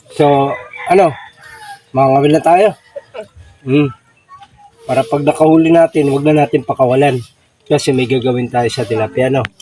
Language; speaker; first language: Filipino; native; Filipino